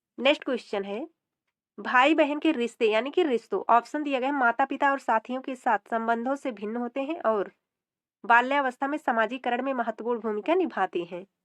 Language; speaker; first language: Hindi; native; Hindi